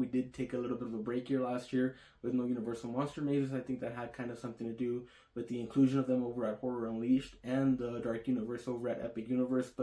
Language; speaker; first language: English; native; English